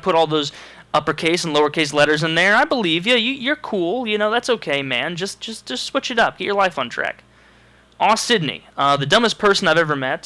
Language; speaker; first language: English; native; English